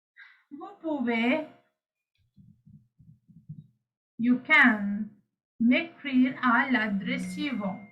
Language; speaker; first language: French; non-native, learner; Sinhala